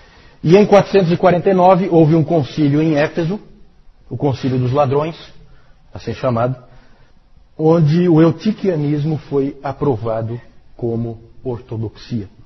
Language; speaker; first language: Portuguese; native; Portuguese